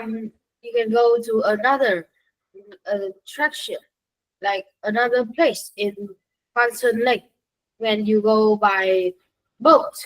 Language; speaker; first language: English; non-native, learner; Vietnamese